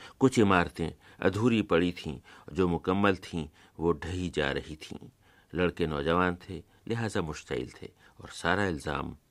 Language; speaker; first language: Urdu; native; Urdu